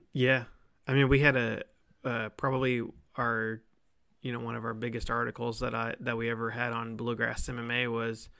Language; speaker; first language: English; native; English